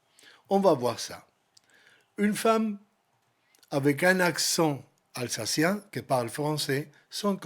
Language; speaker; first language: French; non-native, learner; Spanish